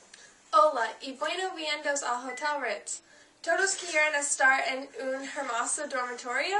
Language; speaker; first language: Spanish; non-native, learner; English